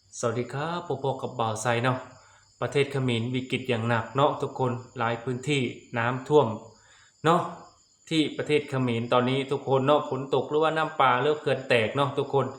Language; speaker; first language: Thai; non-native, local second language; Lao